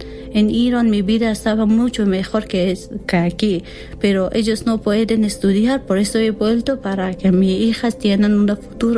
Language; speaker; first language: Spanish; non-native, learner; Persian